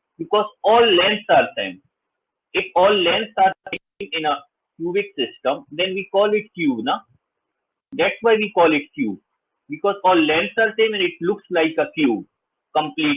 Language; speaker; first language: English; non-native, local second language; Hindi